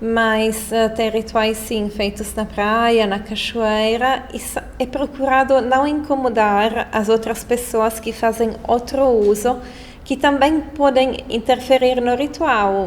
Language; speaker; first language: Portuguese; non-native, fluent; Italian